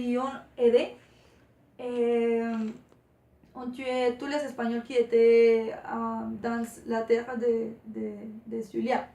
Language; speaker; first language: French; non-native, learner; Spanish